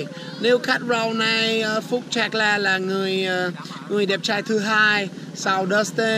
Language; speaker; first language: Vietnamese; non-native, learner; English